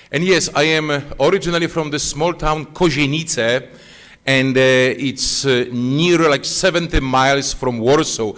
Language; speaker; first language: English; non-native, fluent; Polish